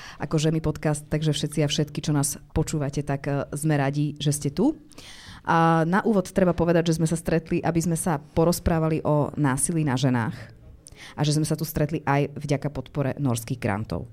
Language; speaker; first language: Slovak; native; Slovak